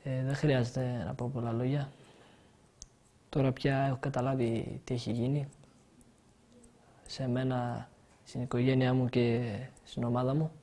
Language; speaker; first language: Greek; early bilingual, other home language; Albanian